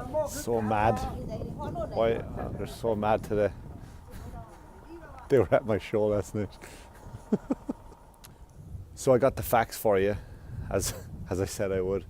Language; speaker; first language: English; native; English